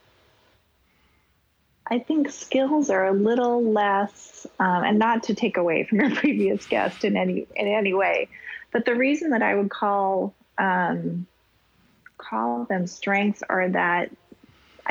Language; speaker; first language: English; native; English